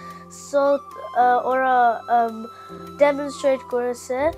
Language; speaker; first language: Bangla; early bilingual, heritage; Bangla